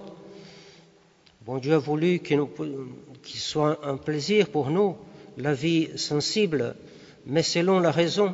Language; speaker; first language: French; non-native, fluent; Portuguese